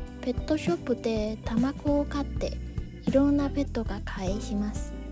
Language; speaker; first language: Japanese; non-native, learner; Chinese